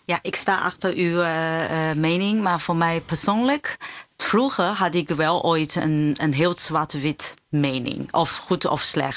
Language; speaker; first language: Dutch; non-native, fluent; Chinese